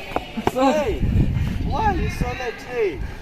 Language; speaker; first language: English; non-native, learner; Indonesian